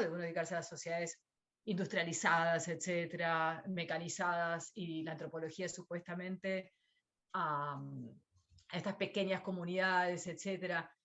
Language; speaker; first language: Spanish; native; Spanish